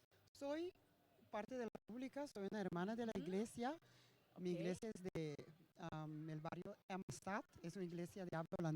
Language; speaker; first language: Spanish; non-native, fluent; Papiamento